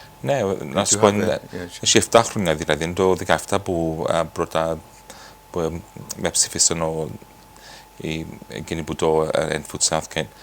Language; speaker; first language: Greek; early bilingual, heritage; English